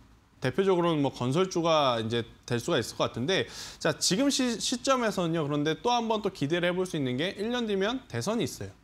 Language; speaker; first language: Korean; native; Korean